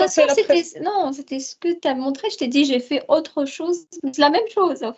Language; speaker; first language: French; native; French